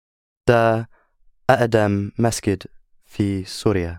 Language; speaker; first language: Arabic; non-native, learner; English